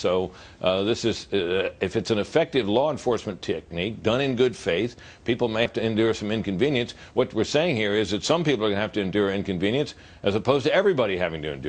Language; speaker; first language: English; native; English